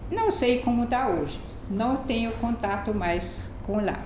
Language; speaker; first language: Portuguese; non-native, fluent; German